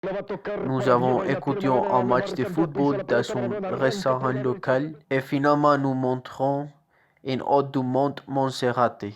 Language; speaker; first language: French; non-native, learner; Spanish